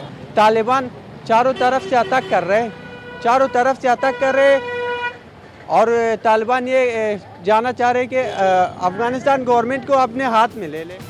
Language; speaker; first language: Hindi; non-native, fluent; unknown